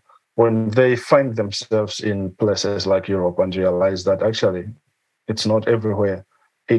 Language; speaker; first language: English; non-native, local second language; Nyanja